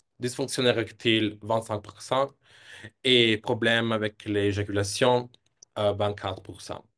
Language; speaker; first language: French; non-native, fluent; Italian